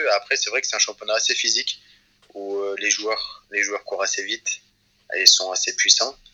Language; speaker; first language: French; early bilingual, other home language; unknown